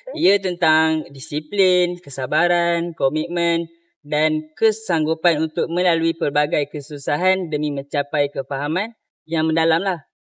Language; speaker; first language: Malay; native; Malay